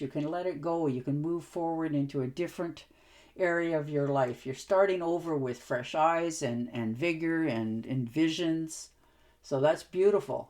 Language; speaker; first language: English; native; English